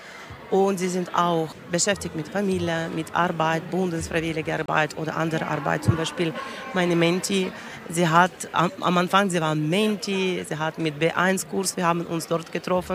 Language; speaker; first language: German; non-native, learner; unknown